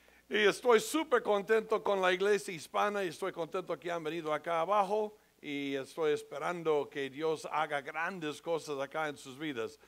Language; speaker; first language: Spanish; non-native, fluent; English